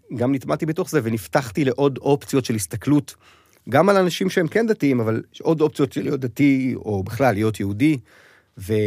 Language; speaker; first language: Hebrew; native; Hebrew